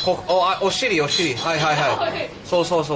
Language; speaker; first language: Japanese; non-native, learner; English